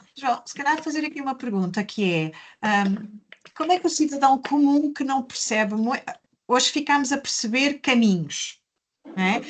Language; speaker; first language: Portuguese; native; Portuguese